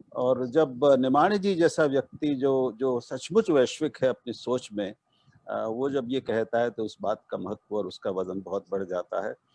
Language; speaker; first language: Hindi; native; Hindi